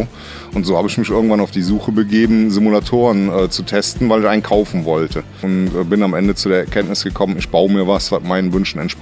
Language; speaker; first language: German; native; German